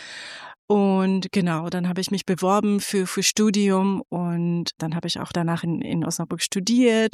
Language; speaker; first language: German; non-native, fluent; Persian